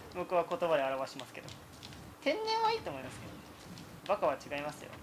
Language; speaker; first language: Japanese; native; Japanese